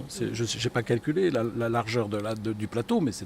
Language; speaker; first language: French; native; French